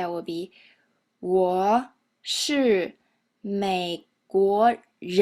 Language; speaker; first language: Chinese; non-native, fluent; English